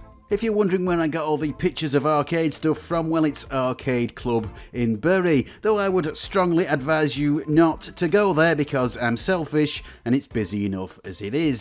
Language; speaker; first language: English; native; English